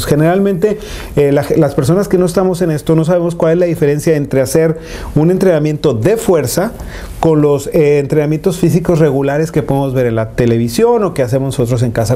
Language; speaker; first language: Spanish; native; Spanish